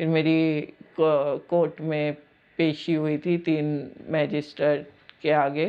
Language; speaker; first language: Hindi; non-native, local second language; Gujarati